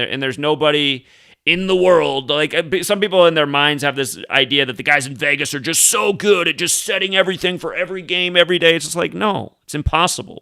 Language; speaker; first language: English; native; English